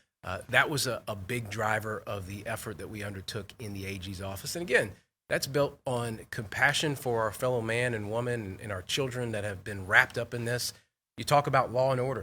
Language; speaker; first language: English; native; English